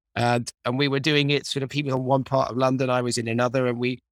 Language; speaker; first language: English; native; English